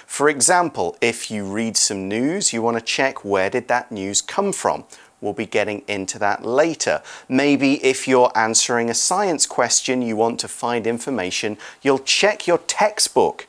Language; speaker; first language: English; native; English